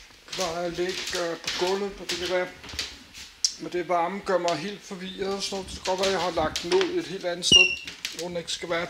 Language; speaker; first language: Danish; native; Danish